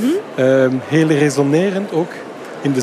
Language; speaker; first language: Dutch; non-native, local second language; French